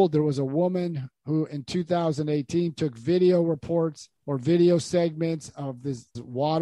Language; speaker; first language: English; native; English